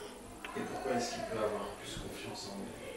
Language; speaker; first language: French; native; French